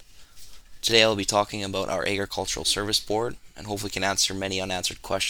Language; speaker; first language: English; native; English